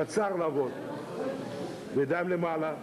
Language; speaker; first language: Hebrew; non-native, fluent; Russian